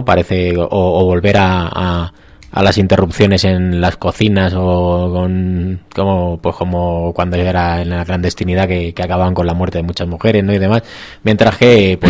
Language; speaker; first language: Spanish; native; Spanish